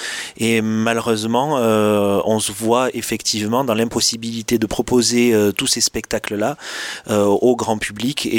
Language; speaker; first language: French; native; French